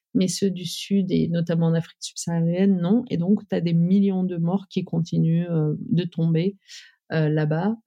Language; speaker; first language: French; early bilingual, other home language; Riffian